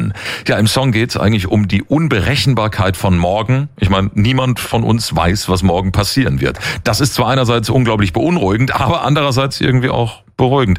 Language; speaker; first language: German; native; German